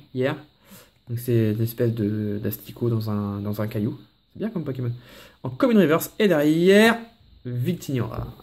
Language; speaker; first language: French; native; French